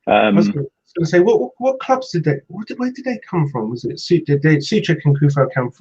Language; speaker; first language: English; native; English